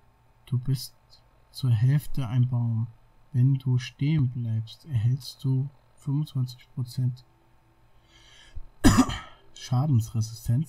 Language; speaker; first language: German; native; German